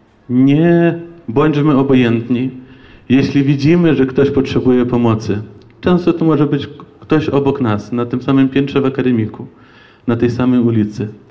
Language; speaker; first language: Polish; non-native, fluent; Ukrainian